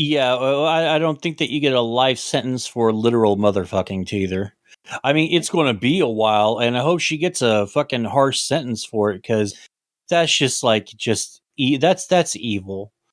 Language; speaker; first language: English; native; English